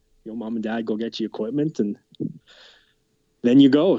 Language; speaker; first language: English; native; English